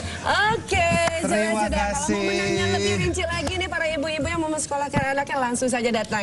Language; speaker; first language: Indonesian; native; Indonesian